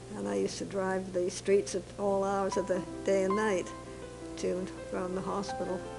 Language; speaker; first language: English; native; English